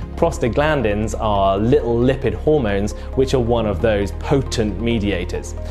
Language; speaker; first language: English; native; English